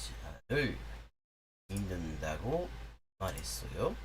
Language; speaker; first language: Korean; non-native, learner; English